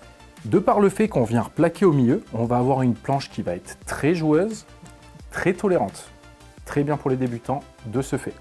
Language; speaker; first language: French; native; French